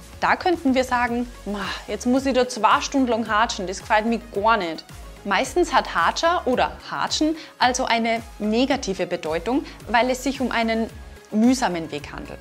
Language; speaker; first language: German; native; German